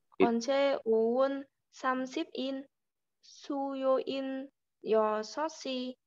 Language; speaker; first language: Korean; non-native, learner; Vietnamese